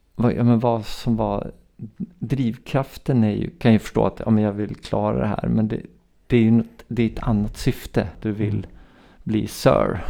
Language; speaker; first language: Swedish; native; Swedish